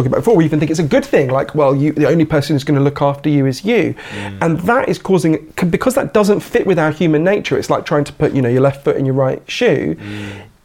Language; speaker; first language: English; native; English